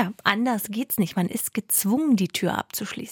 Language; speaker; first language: German; native; German